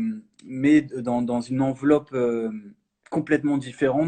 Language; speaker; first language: French; native; French